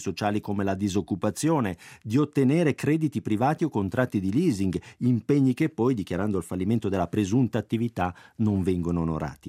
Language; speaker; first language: Italian; native; Italian